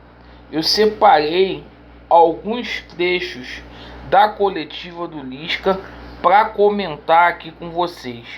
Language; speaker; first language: Portuguese; native; Portuguese